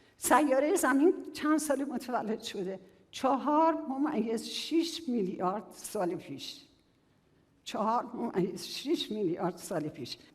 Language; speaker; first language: Persian; native; Persian